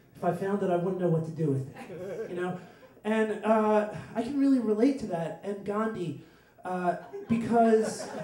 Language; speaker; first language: English; native; English